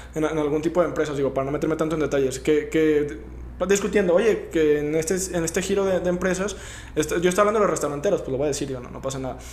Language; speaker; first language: Spanish; native; Spanish